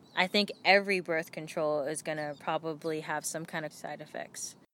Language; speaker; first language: English; native; English